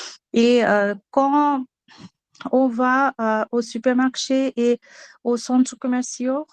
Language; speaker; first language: French; non-native, learner; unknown